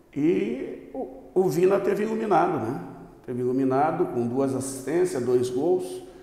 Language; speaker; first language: Portuguese; native; Portuguese